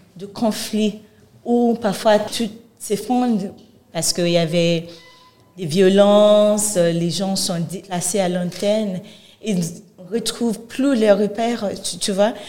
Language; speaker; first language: French; non-native, fluent; Yoruba